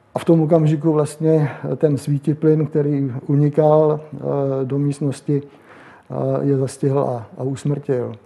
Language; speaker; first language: Czech; native; Czech